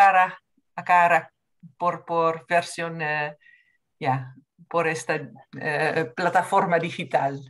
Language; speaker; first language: Spanish; non-native, fluent; Dutch